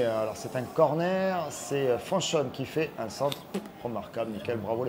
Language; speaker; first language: French; native; French